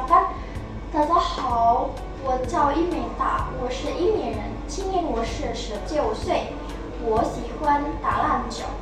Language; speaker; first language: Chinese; non-native, fluent; Indonesian